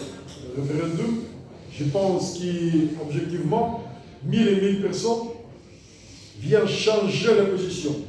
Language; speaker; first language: French; non-native, learner; Russian